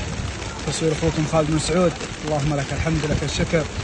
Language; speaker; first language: Arabic; native; Arabic